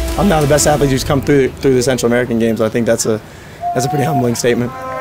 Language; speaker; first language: English; native; English